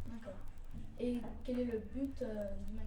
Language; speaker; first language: French; native; French